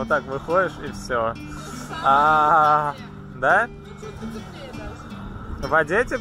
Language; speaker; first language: Russian; native; Russian